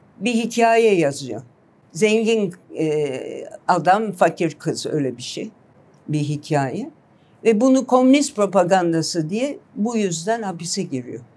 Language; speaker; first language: Turkish; native; Turkish